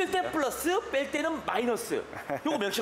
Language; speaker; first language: Korean; native; Korean